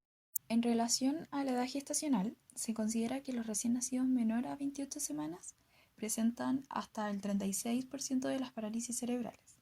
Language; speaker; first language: Spanish; native; Spanish